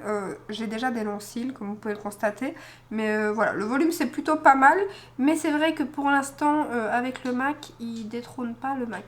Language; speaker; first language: French; native; French